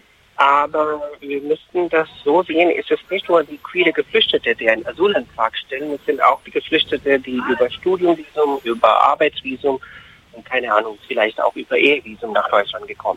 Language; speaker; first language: German; non-native, fluent; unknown